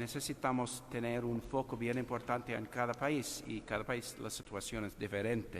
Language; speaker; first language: Spanish; non-native, fluent; English